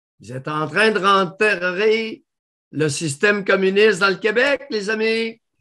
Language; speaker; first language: French; native; French